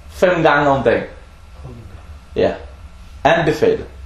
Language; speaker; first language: Danish; early bilingual, other home language; Arabic